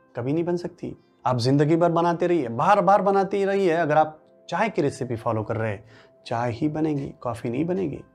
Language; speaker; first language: Hindi; non-native, local second language; Marathi